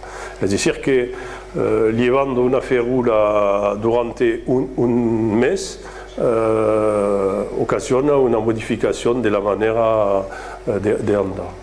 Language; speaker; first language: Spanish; non-native, fluent; French